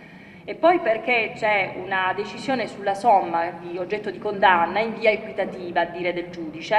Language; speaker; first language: Italian; native; Italian